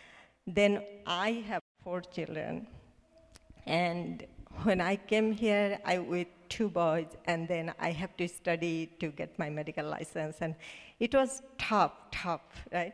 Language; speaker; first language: English; non-native, local second language; Bangla